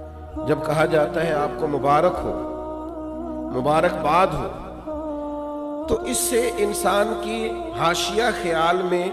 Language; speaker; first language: Urdu; native; Urdu